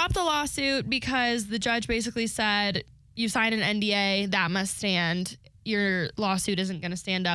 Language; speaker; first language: English; native; English